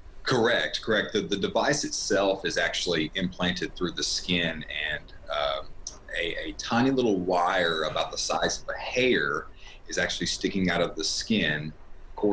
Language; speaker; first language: English; native; English